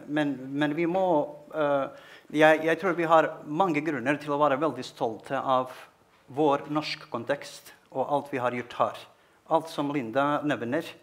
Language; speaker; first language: Norwegian; non-native, fluent; Bosnian